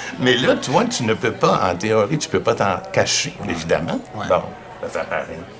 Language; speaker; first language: French; native; French